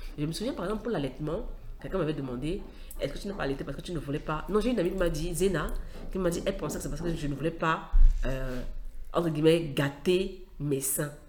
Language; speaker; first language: French; native; French